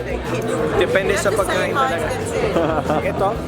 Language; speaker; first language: Filipino; non-native, learner; English